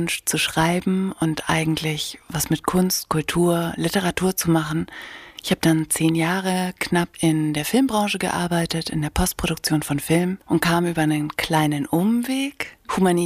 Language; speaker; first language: German; native; German